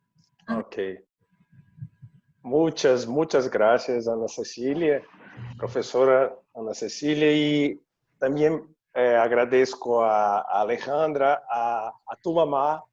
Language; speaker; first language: Spanish; non-native, fluent; Portuguese